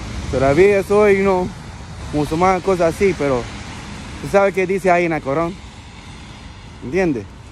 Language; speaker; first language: Spanish; early bilingual, heritage; Spanish